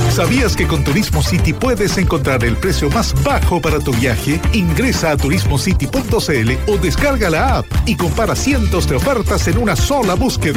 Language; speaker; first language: Spanish; native; Spanish